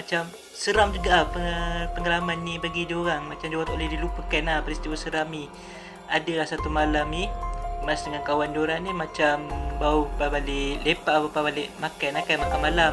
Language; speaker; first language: Malay; native; Malay